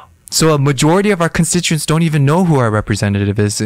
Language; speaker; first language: English; early bilingual, other home language; Korean